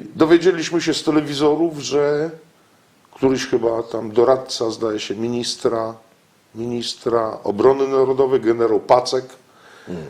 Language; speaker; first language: Polish; native; Polish